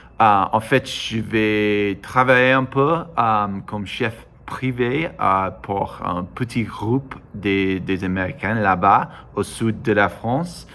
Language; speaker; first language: French; non-native, learner; English